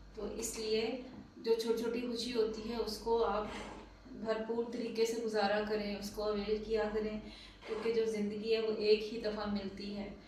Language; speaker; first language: Urdu; non-native, local second language; Punjabi